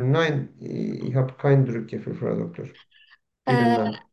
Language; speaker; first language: German; non-native, learner; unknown